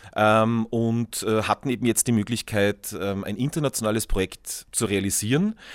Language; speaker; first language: German; native; German